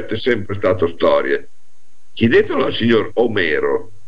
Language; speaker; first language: Italian; non-native, local second language; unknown